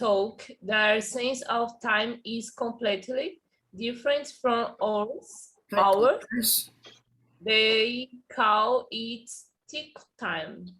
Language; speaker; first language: English; non-native, learner; Portuguese